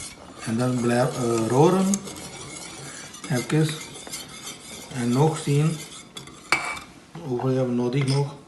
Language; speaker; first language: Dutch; non-native, learner; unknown